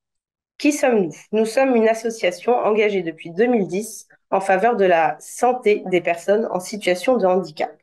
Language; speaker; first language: French; native; French